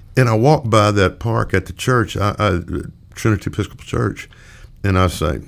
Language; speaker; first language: English; native; English